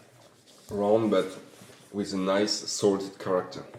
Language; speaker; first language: English; non-native, fluent; French